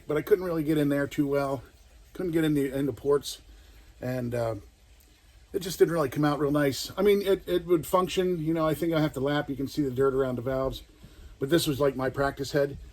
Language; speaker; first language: English; native; English